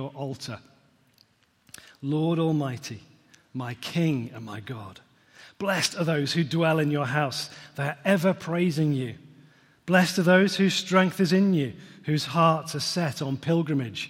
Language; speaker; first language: English; native; English